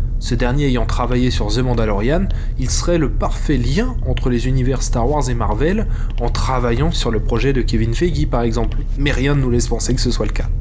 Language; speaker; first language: French; native; French